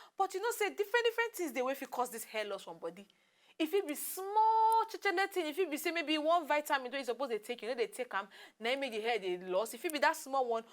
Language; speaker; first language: Nigerian Pidgin; native; Nigerian Pidgin